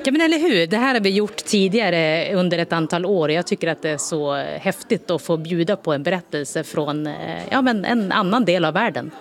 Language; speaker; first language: Swedish; native; Swedish